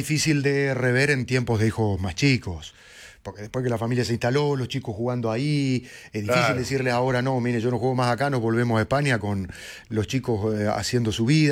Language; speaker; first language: Spanish; native; Spanish